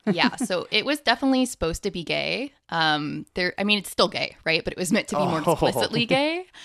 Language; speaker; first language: English; early bilingual, other home language; Hindi